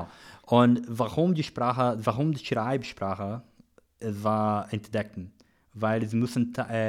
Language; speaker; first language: German; non-native, learner; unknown